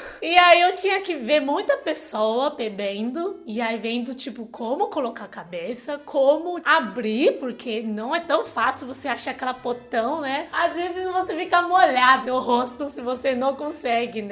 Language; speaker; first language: Portuguese; non-native, fluent; Chinese